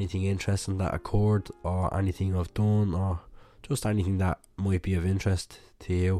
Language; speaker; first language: English; native; English